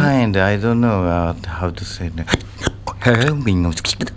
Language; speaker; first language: English; non-native, learner; Japanese